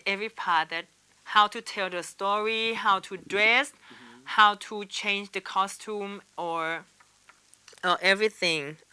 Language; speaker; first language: English; non-native, learner; Thai